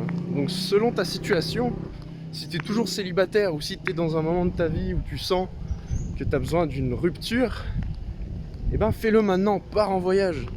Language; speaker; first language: French; native; French